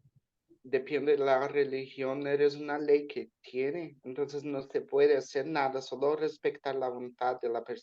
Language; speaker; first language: Spanish; non-native, learner; Portuguese